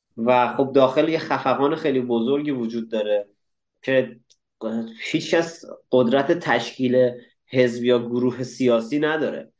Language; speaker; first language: Persian; native; Persian